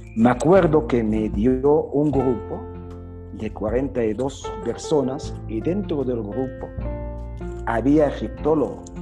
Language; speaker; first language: Spanish; non-native, fluent; Arabic